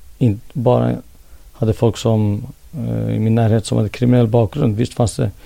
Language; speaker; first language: Swedish; early bilingual, other home language; Finnish